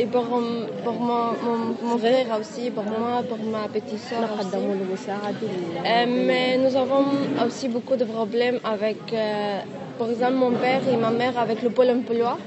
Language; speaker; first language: French; non-native, learner; Arabic